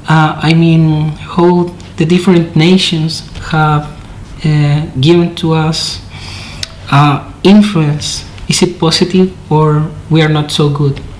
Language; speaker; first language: English; non-native, fluent; Spanish